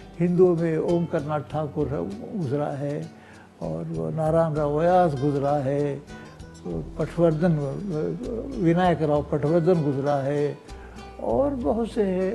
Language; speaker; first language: Urdu; native; Urdu